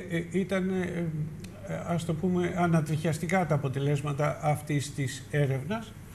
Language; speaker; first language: Greek; native; Greek